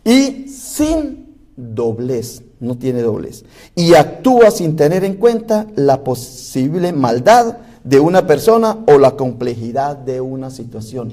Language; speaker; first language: Spanish; native; Spanish